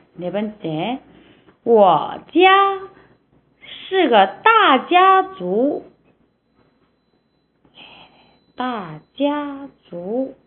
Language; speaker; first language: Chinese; non-native, fluent; Korean